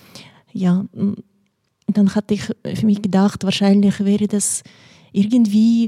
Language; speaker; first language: German; non-native, fluent; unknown